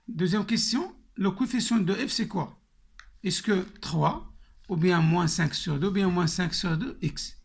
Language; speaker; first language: French; non-native, local second language; Arabic